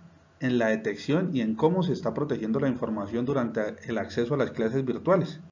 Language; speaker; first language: Spanish; native; Spanish